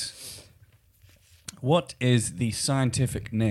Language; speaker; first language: English; native; English